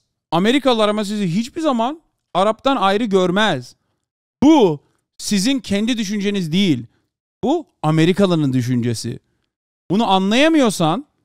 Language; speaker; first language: Turkish; native; Turkish